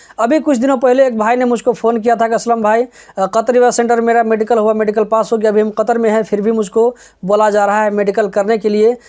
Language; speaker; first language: Hindi; native; Hindi